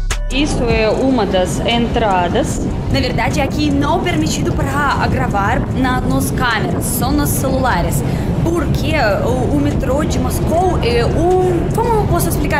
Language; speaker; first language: Portuguese; non-native, learner; Russian